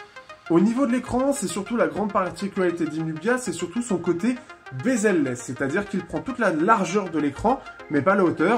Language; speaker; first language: French; native; French